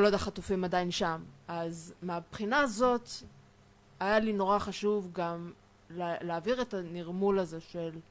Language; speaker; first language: Hebrew; native; Hebrew